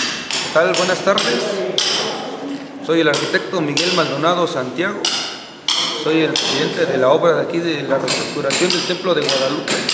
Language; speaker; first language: Spanish; native; Spanish